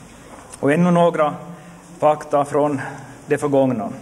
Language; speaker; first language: Swedish; native; Swedish